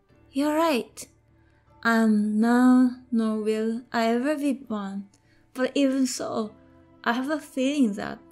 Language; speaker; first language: English; non-native, fluent; Japanese